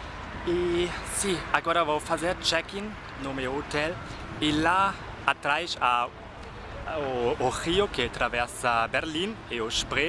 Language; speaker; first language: Portuguese; non-native, fluent; German